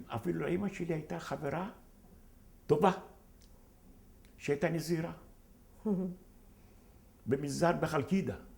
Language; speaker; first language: Hebrew; non-native, fluent; Ladino